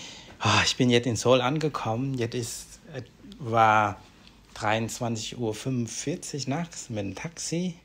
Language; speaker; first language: German; non-native, fluent; Vietnamese